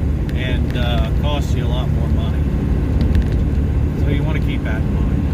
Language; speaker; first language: English; native; English